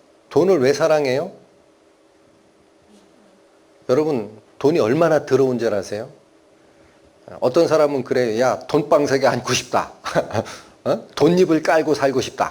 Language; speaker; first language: Korean; native; Korean